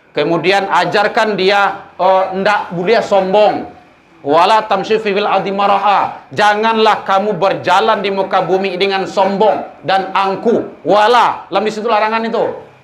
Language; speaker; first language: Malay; non-native, local second language; Minangkabau